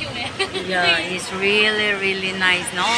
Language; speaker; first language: English; non-native, local second language; Filipino